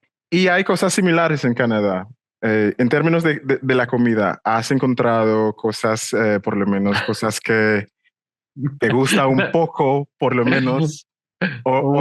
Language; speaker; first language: Spanish; non-native, fluent; English